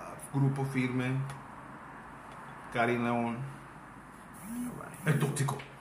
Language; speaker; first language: Spanish; early bilingual, heritage; Spanish